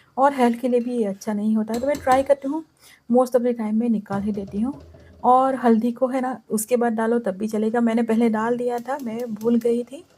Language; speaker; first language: Hindi; non-native, local second language; Gujarati